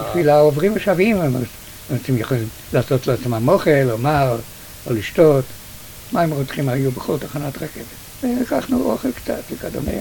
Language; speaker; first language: Hebrew; early bilingual, other home language; Yiddish